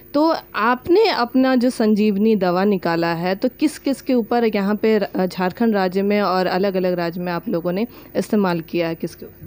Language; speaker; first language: Hindi; native; Hindi